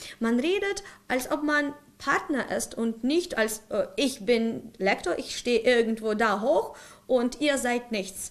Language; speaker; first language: German; non-native, fluent; Ukrainian